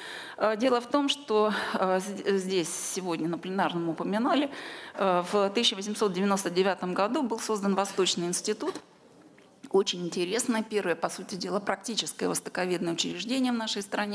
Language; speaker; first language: Russian; native; Russian